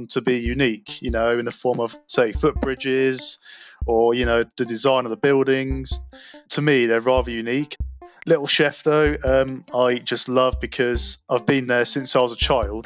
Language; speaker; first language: English; native; English